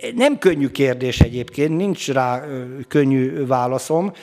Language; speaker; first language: Hungarian; native; Hungarian